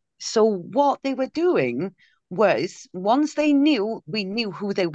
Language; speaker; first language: English; native; English